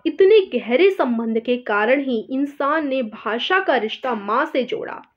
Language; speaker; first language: Hindi; native; Hindi